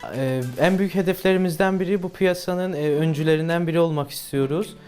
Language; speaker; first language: Turkish; non-native, fluent; Persian